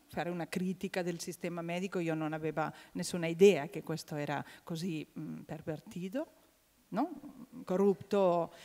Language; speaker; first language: Italian; non-native, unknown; Catalan